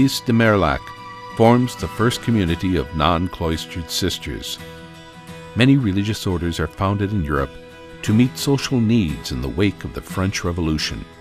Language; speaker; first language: English; native; English